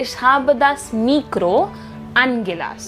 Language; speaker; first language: German; non-native, fluent; Hindi